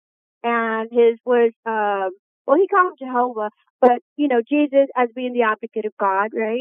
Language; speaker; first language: English; native; English